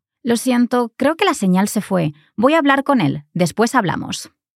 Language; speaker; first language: Spanish; native; Spanish